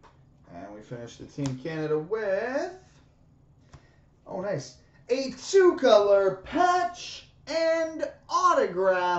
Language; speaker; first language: English; native; English